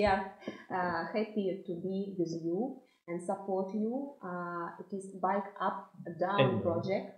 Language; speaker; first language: English; non-native, fluent; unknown